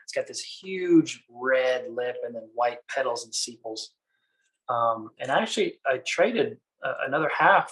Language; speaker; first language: English; native; English